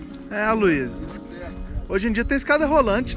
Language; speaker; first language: Portuguese; native; Portuguese